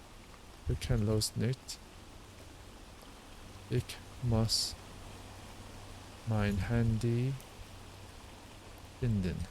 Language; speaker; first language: German; non-native, learner; English